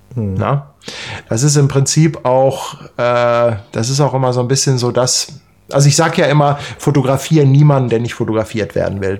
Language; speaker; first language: German; native; German